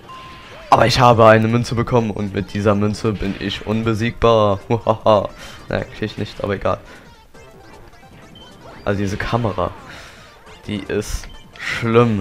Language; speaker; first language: German; native; German